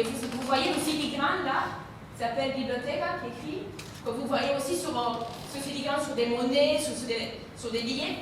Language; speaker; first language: French; non-native, fluent; Romanian